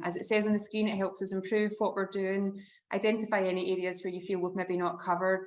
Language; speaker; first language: English; native; English